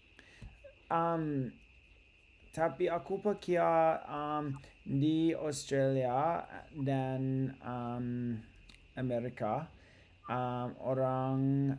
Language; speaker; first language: Indonesian; non-native, learner; English